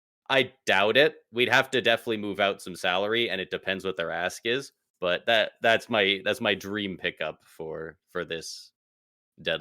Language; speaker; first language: English; native; English